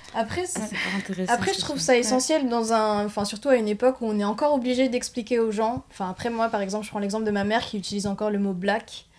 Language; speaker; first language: French; native; French